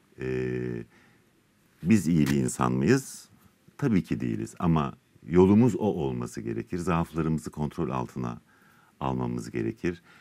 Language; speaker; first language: Turkish; native; Turkish